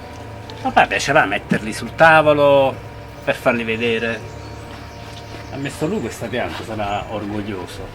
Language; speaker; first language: Italian; native; Italian